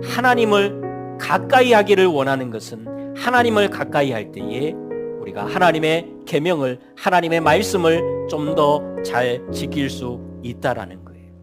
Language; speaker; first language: Korean; native; Korean